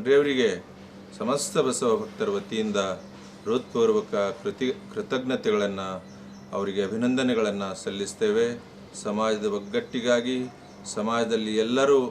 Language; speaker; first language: Kannada; native; Kannada